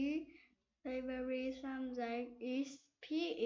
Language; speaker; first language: English; non-native, learner; Vietnamese